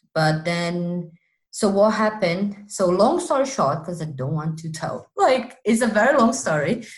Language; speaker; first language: English; non-native, fluent; Portuguese